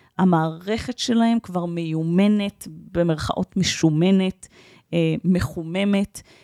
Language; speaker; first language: Hebrew; native; Hebrew